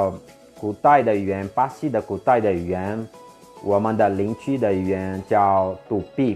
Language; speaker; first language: Chinese; non-native, fluent; Portuguese